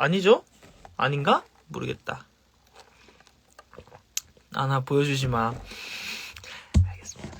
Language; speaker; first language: Korean; native; Korean